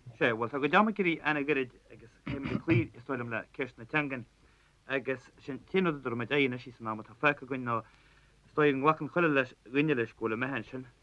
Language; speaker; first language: Irish; native; Irish